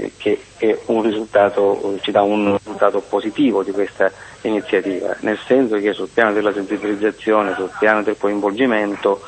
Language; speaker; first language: Italian; native; Italian